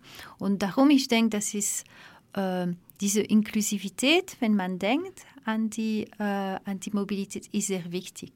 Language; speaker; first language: German; non-native, fluent; Dutch